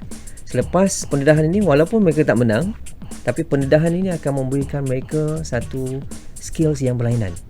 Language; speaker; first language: Malay; native; Malay